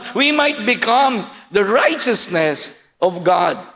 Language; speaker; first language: English; non-native, local second language; Filipino